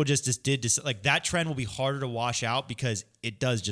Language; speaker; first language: English; native; English